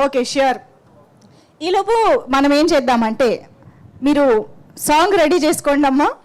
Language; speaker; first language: Telugu; native; Telugu